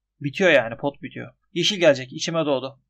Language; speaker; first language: Turkish; native; Turkish